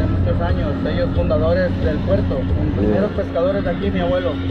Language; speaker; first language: Spanish; native; Spanish